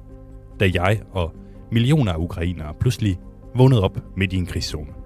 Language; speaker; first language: Danish; native; Danish